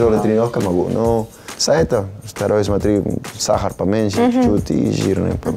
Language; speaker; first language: Russian; non-native, learner; Spanish